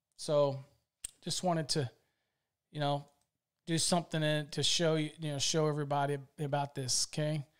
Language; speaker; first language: English; native; English